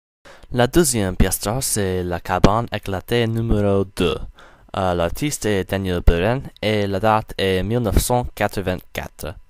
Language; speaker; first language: French; non-native, learner; English